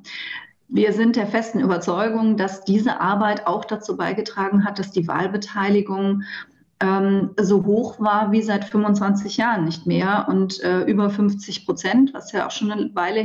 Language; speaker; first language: German; native; German